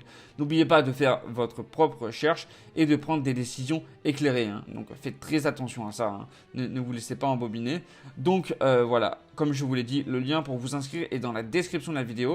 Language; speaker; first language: French; native; French